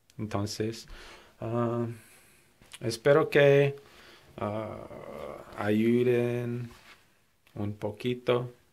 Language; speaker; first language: Spanish; non-native, learner; English